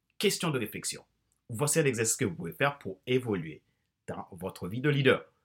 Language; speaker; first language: French; non-native, local second language; Haitian Creole